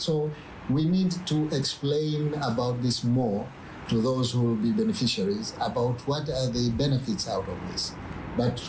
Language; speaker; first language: English; non-native, local second language; Swahili